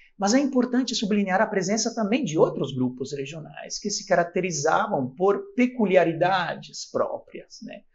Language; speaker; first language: Portuguese; non-native, fluent; Italian